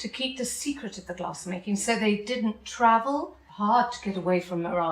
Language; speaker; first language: English; native; English